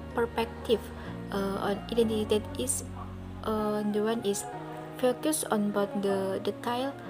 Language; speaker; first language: English; non-native, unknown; Indonesian